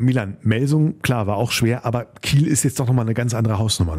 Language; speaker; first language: German; native; German